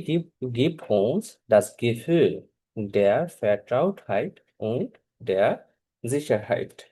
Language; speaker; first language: German; non-native, fluent; Bangla